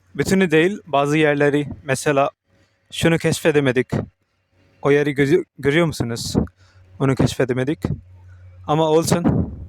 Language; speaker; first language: Turkish; non-native, fluent; Urdu